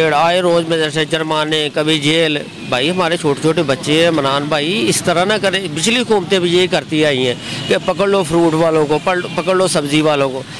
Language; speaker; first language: Urdu; non-native, local second language; Punjabi